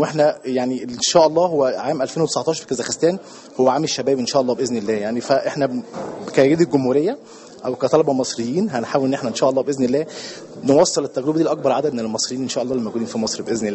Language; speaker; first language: Arabic; native; Arabic